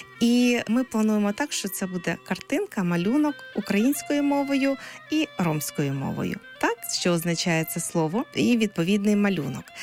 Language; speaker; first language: Ukrainian; native; Ukrainian